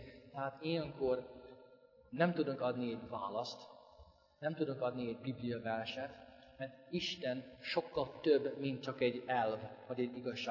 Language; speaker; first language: Hungarian; non-native, fluent; English